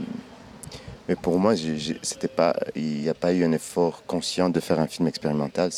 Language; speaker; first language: French; non-native, local second language; Kinyarwanda